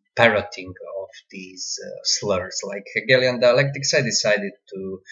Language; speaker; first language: English; non-native, fluent; Croatian